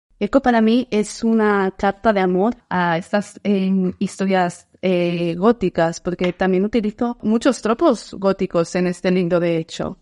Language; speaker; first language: Spanish; non-native, fluent; Dutch